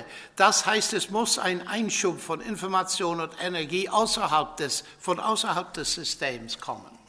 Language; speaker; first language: German; non-native, fluent; English